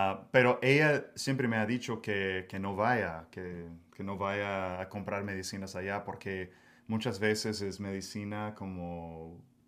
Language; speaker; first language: Spanish; non-native, fluent; English